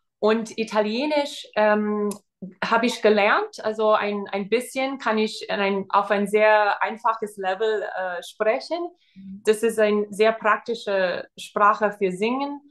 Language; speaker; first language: German; non-native, fluent; English